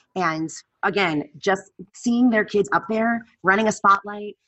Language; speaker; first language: English; native; English